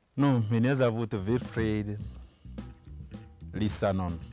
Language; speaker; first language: Russian; non-native, learner; Fon